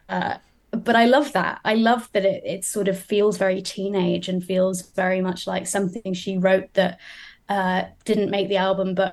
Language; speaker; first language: English; native; English